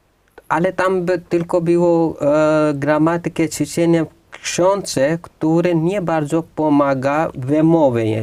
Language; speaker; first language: Polish; non-native, fluent; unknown